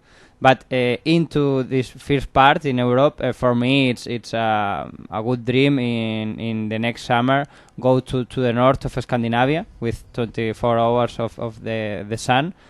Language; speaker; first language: English; non-native, learner; Spanish